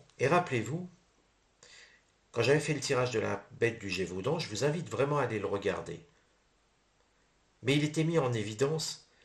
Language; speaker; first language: French; native; French